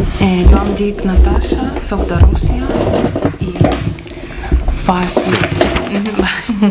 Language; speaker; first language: Catalan; non-native, learner; Russian